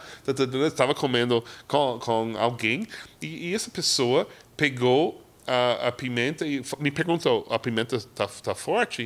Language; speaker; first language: Portuguese; non-native, fluent; English